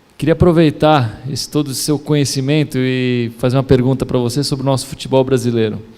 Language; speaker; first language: Portuguese; native; Portuguese